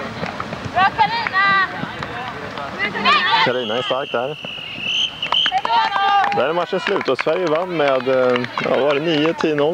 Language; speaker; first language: Swedish; native; Swedish